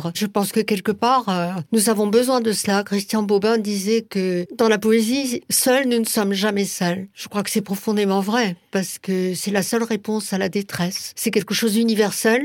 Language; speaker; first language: French; non-native, local second language; Swiss German